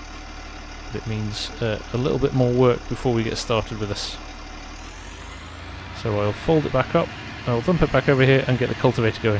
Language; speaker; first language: English; native; English